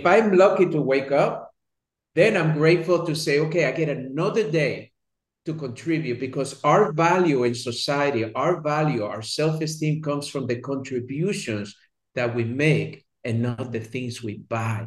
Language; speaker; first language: English; early bilingual, other home language; Spanish